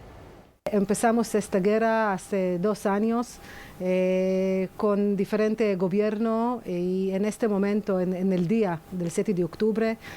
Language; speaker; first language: Spanish; non-native, fluent; Hebrew